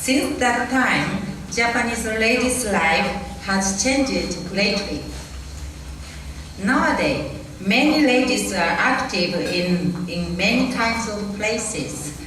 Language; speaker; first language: English; non-native, learner; Japanese